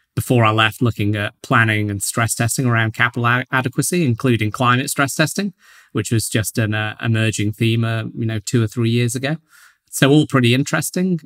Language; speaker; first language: English; native; English